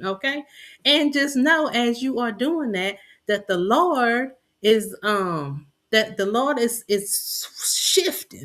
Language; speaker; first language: English; native; English